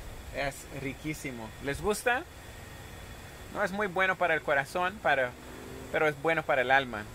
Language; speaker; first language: Spanish; non-native, fluent; Portuguese